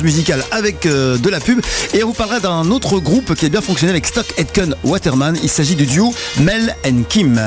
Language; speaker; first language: French; native; French